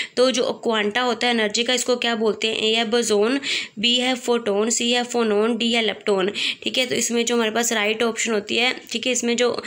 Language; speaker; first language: Hindi; non-native, local second language; Punjabi